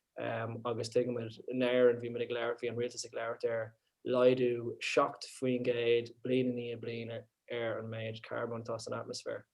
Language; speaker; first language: Irish; non-native, local second language; English